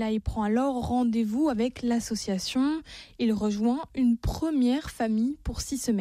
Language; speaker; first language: French; native; French